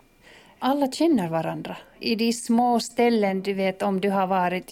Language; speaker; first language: Swedish; non-native, fluent; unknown